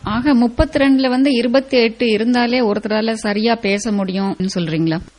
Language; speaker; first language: Tamil; native; Tamil